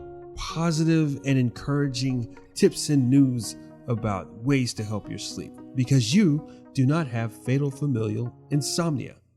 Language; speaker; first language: English; native; English